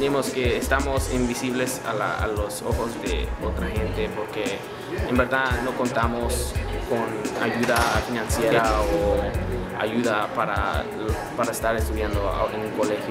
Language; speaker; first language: Spanish; early bilingual, other home language; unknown